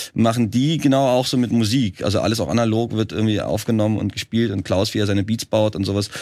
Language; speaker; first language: German; native; German